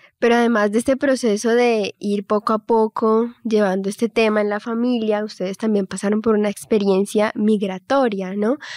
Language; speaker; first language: Spanish; native; Spanish